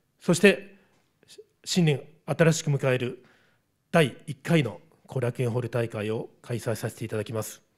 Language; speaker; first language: Japanese; native; Japanese